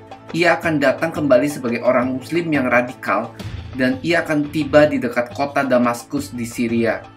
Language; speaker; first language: Indonesian; native; Indonesian